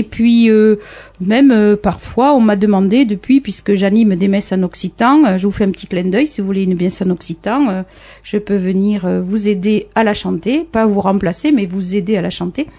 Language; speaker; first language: French; native; French